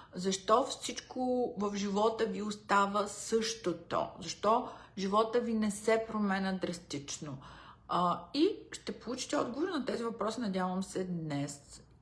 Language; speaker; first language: Bulgarian; early bilingual, heritage; Bulgarian